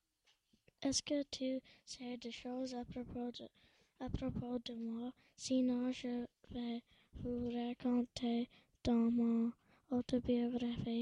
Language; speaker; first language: French; early bilingual, other home language; English